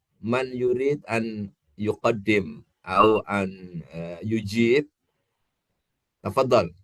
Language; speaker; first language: Arabic; non-native, fluent; Indonesian